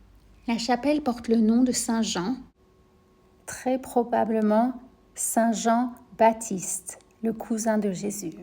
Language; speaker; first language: French; native; French